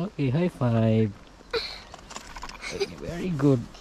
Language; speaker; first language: English; non-native, local second language; Filipino